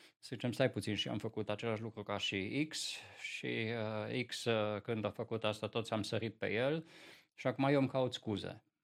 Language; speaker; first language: Romanian; non-native, local second language; Hungarian